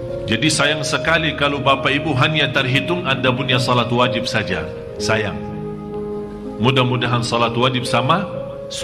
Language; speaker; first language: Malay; non-native, fluent; Arabic